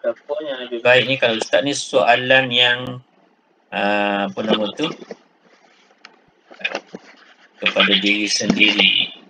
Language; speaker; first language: Malay; native; Malay